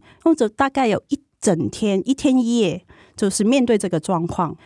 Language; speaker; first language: Chinese; non-native, fluent; Cantonese